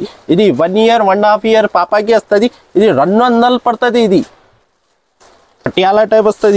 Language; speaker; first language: Telugu; non-native, local second language; Urdu